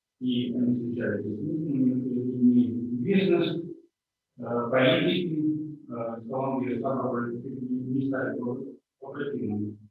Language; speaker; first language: Russian; native; Russian